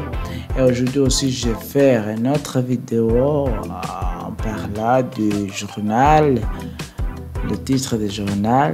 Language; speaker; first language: French; non-native, learner; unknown